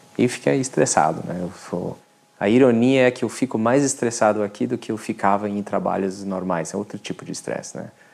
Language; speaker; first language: Portuguese; non-native, fluent; French